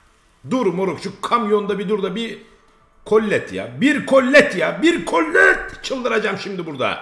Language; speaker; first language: Turkish; native; Turkish